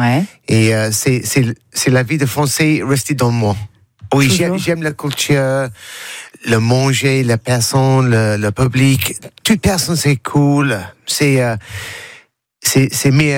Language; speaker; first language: French; non-native, learner; English